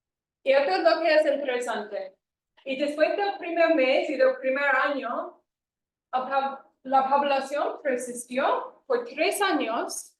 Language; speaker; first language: Spanish; non-native, fluent; English